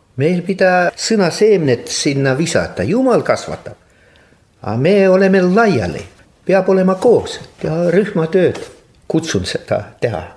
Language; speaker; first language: Estonian; non-native, local second language; Russian